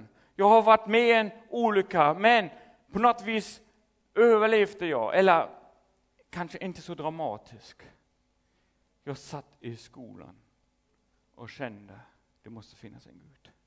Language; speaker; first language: Swedish; non-native, fluent; German